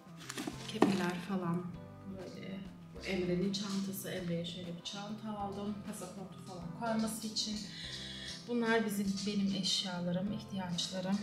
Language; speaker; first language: Turkish; native; Turkish